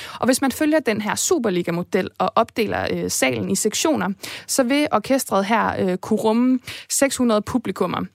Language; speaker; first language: Danish; native; Danish